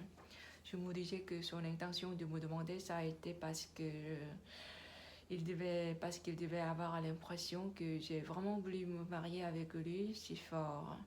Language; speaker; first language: French; non-native, learner; Korean